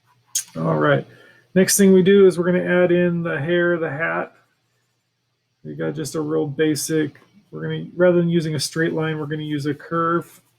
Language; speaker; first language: English; native; English